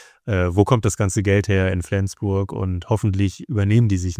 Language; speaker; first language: German; native; German